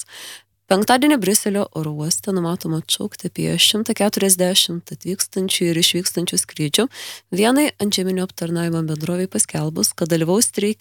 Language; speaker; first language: Lithuanian; native; Lithuanian